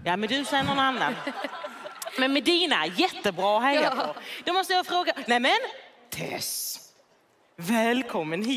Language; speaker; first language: Swedish; native; Swedish